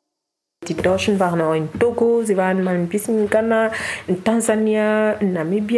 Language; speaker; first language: German; non-native, learner; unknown